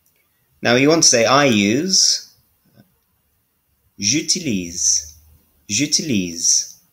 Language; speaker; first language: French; non-native, learner; English